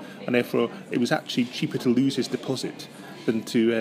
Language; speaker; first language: English; native; English